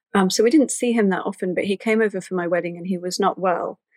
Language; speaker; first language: English; native; English